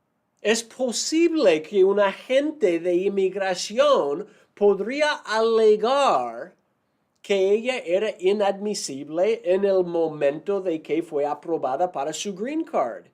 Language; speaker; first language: Spanish; non-native, fluent; English